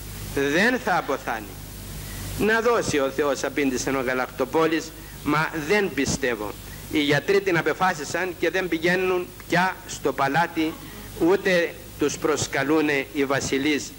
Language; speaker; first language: Greek; native; Greek